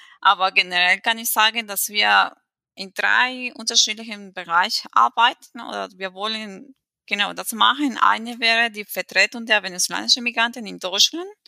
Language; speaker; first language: German; non-native, fluent; Spanish